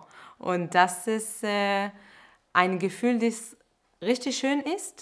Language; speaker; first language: German; non-native, fluent; Hebrew